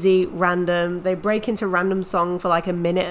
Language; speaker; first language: English; native; English